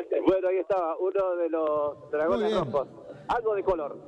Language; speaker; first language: Spanish; native; Spanish